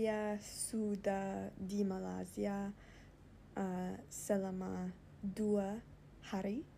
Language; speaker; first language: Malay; non-native, learner; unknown